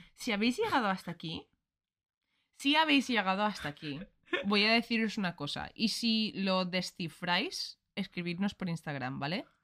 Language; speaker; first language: Spanish; early bilingual, other home language; English